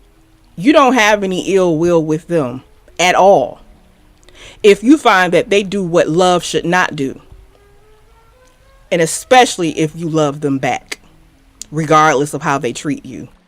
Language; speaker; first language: English; native; English